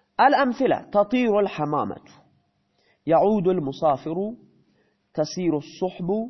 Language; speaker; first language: Persian; non-native, local second language; Baluchi